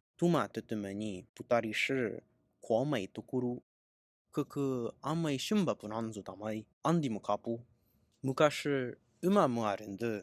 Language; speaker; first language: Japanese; non-native, learner; English